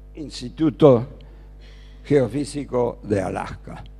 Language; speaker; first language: Spanish; early bilingual, other home language; German